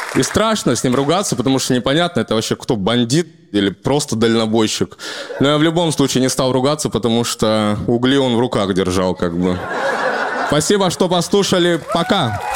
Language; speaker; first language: Russian; native; Russian